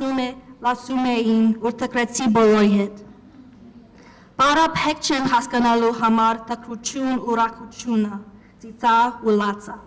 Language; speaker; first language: Armenian; non-native, learner; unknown